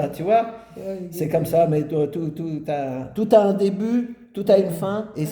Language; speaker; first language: French; native; French